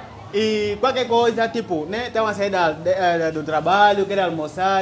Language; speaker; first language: Portuguese; non-native, fluent; Vietnamese